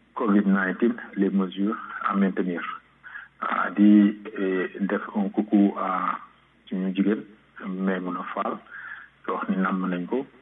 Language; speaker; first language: French; non-native, local second language; Wolof